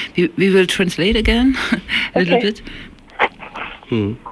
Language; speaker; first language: English; non-native, fluent; German